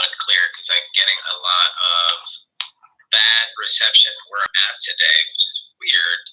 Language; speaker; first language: English; native; English